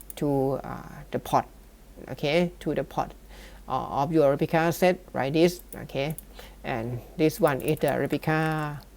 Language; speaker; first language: English; non-native, learner; Thai